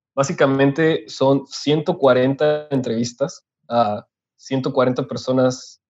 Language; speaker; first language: Spanish; native; Spanish